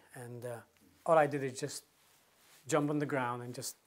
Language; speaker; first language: English; non-native, fluent; Kurdish